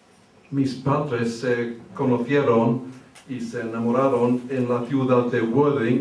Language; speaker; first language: Spanish; early bilingual, heritage; English